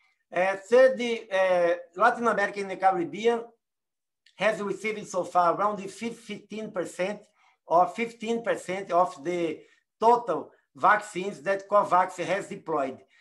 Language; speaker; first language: English; non-native, fluent; Portuguese